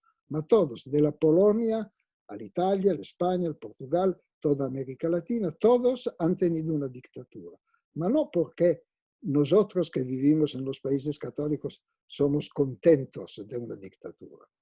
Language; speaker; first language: Spanish; non-native, fluent; Italian